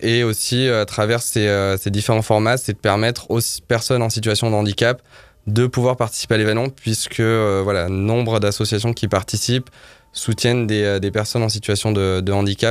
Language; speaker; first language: French; native; French